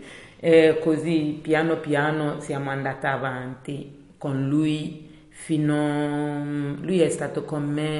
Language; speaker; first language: Italian; non-native, learner; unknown